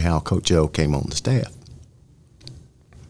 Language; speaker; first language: English; native; English